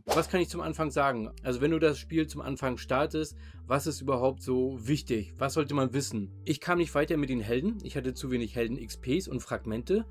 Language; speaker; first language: German; native; German